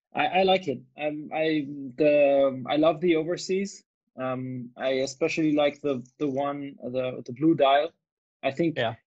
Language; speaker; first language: English; non-native, fluent; German